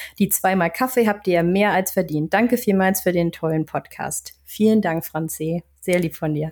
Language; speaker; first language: German; native; German